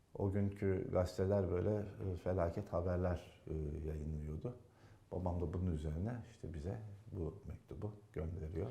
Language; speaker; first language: Turkish; native; Turkish